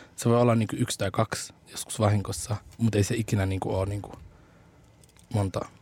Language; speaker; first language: Finnish; early bilingual, other home language; Somali